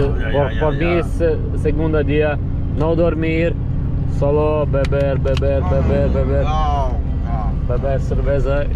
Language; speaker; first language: Spanish; non-native, learner; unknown